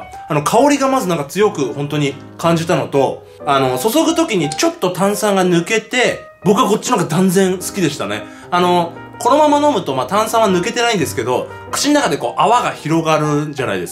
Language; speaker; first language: Japanese; native; Japanese